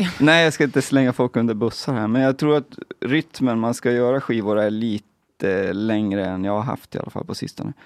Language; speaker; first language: Swedish; native; Swedish